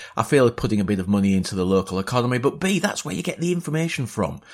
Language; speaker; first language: English; native; English